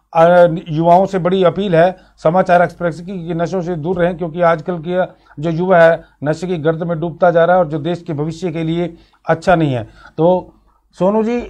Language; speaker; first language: Hindi; native; Hindi